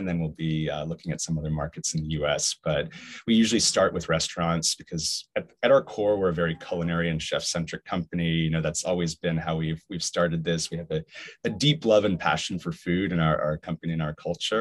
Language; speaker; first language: English; native; English